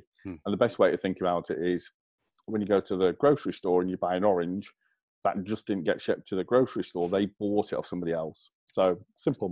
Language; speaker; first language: English; native; English